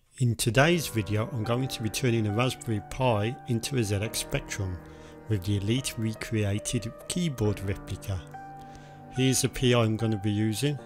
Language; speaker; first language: English; native; English